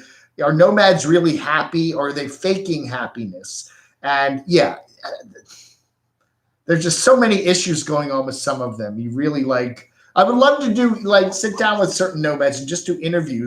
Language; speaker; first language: English; native; English